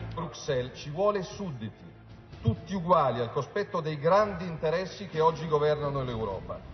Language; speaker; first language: Italian; native; Italian